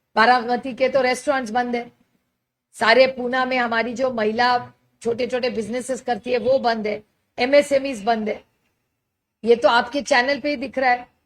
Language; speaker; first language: Hindi; non-native, local second language; Marathi